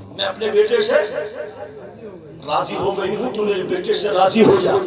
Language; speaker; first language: Urdu; native; Urdu